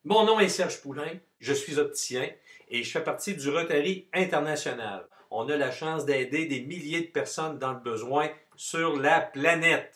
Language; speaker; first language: French; native; French